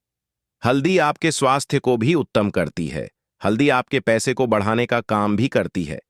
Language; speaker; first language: Hindi; native; Hindi